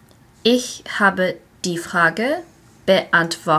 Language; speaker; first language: German; non-native, learner; English